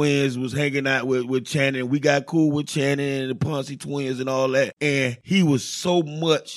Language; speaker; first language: English; native; English